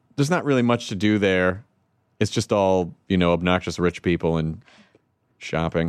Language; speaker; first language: English; native; English